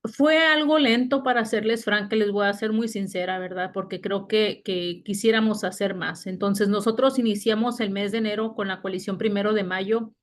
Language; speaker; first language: Spanish; native; Spanish